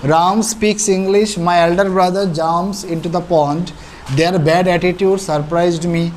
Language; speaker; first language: English; non-native, local second language; Bangla